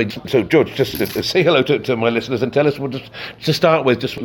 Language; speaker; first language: English; native; English